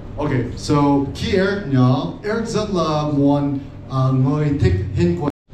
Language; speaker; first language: Vietnamese; non-native, learner; English